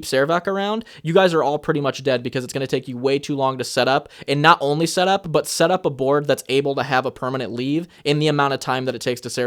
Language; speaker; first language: English; native; English